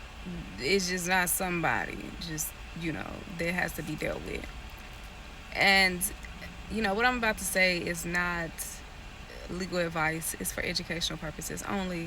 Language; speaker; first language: English; native; English